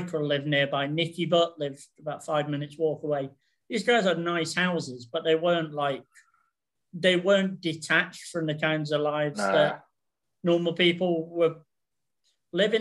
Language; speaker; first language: English; native; English